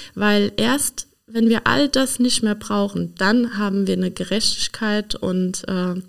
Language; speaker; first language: German; native; German